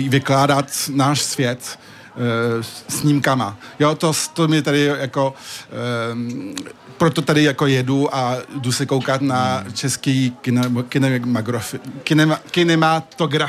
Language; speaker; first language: Czech; early bilingual, heritage; French